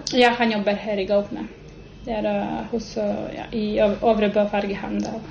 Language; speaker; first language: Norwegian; non-native, fluent; Serbian